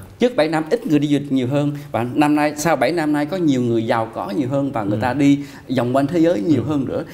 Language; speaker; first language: Vietnamese; early bilingual, heritage; Vietnamese